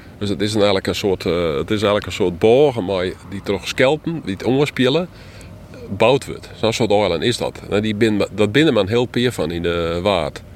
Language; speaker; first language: Dutch; non-native, local second language; Western Frisian